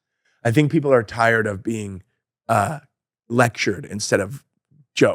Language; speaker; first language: English; native; English